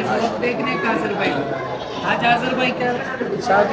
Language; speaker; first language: Hindi; non-native, fluent; Malayalam